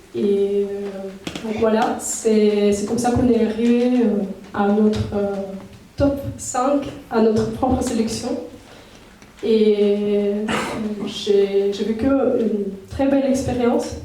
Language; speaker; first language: French; non-native, fluent; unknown